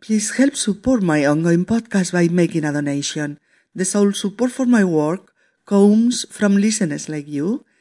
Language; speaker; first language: English; non-native, learner; Spanish